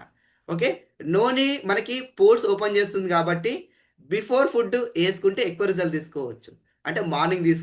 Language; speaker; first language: Telugu; native; Telugu